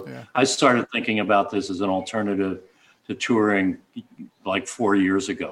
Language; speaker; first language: English; native; English